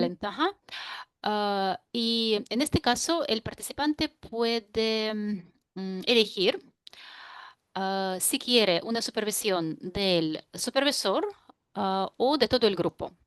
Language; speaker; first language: Spanish; non-native, fluent; Russian